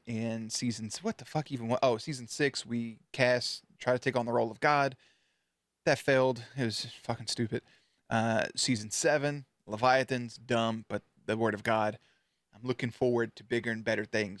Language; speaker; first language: English; native; English